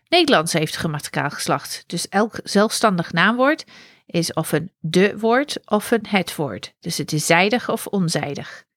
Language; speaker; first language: Dutch; non-native, fluent; English